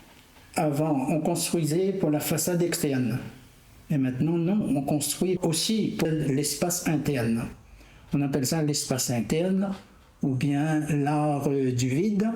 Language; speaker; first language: French; non-native, local second language; Réunion Creole French